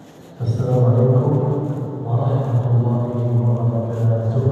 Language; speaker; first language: Indonesian; non-native, learner; Arabic